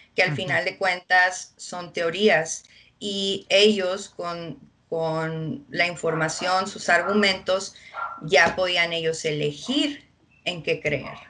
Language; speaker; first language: Spanish; early bilingual, heritage; Spanish